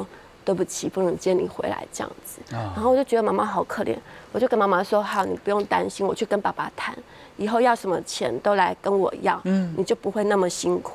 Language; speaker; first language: Chinese; native; Chinese